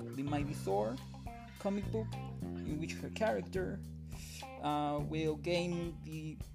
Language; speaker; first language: English; non-native, fluent; Spanish